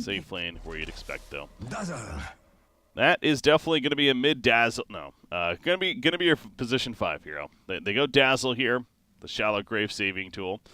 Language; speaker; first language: English; native; English